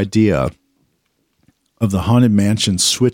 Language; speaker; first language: English; native; English